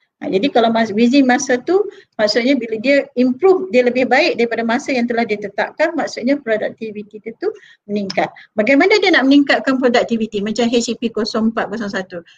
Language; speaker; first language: Malay; native; Malay